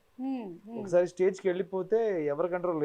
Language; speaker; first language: Telugu; non-native, learner; Kannada